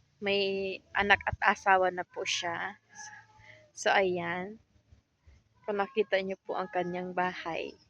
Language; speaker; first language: Filipino; non-native, local second language; Bikol